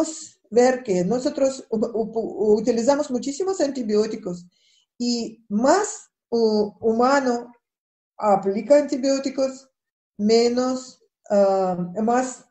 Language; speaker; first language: Spanish; non-native, fluent; Russian